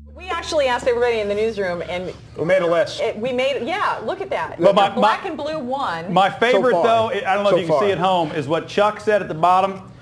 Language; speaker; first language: English; non-native, fluent; German